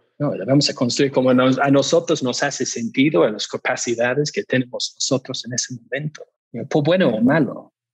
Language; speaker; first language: Spanish; non-native, fluent; English